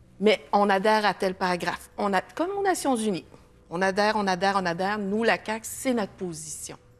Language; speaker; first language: French; native; French